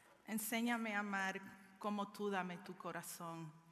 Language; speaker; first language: Spanish; early bilingual, other home language; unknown